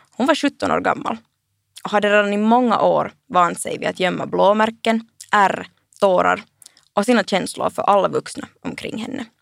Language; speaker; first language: Swedish; native; Swedish